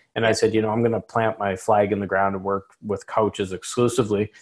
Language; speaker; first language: English; native; English